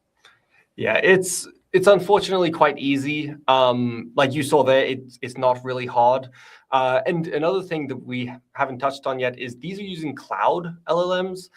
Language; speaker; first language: English; native; English